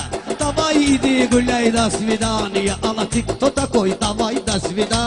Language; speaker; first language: Russian; non-native, learner; Talysh